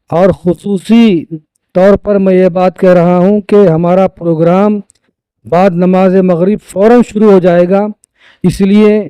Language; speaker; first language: Urdu; native; Urdu